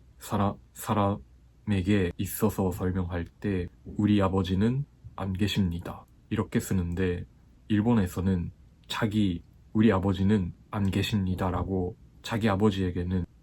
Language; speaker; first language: Korean; non-native, fluent; Japanese